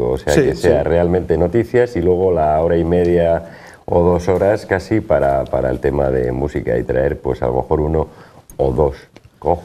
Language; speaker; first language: Spanish; native; Spanish